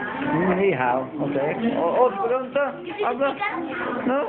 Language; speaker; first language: Spanish; non-native, learner; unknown